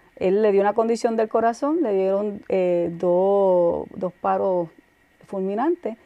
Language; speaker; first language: Spanish; native; Spanish